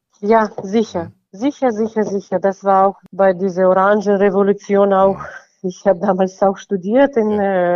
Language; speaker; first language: German; non-native, fluent; Ukrainian